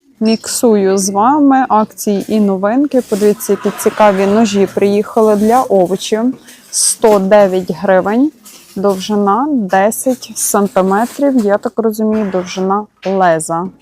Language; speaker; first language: Ukrainian; native; Ukrainian